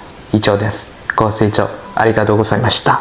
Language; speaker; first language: Japanese; non-native, learner; Burmese